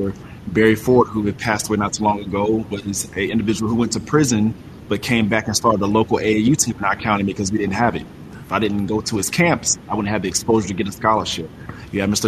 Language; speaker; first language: English; native; English